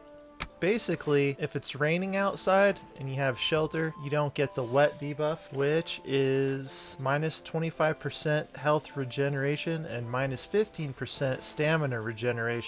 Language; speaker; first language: English; native; English